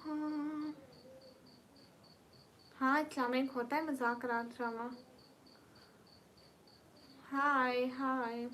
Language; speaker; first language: Hindi; non-native, local second language; Punjabi